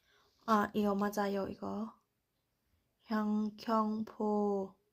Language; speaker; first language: Korean; non-native, learner; Thai